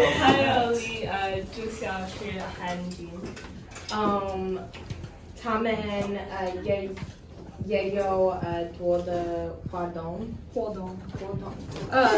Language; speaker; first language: Chinese; non-native, learner; English